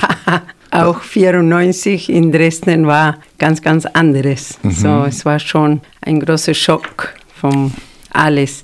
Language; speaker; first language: German; non-native, fluent; Spanish